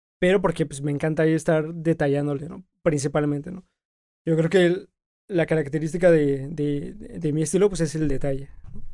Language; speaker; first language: Spanish; native; Spanish